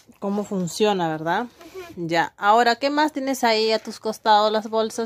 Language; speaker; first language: Spanish; native; Spanish